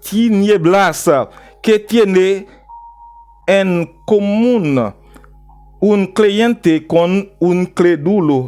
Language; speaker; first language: Spanish; non-native, learner; Haitian Creole